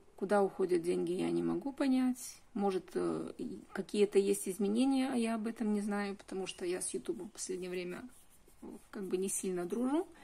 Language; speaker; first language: Russian; native; Russian